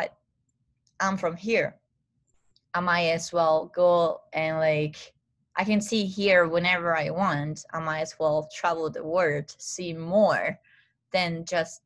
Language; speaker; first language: English; non-native, fluent; Italian